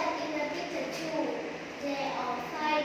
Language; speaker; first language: English; non-native, learner; Vietnamese